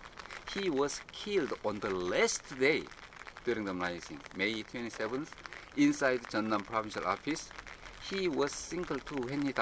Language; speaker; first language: English; non-native, fluent; Korean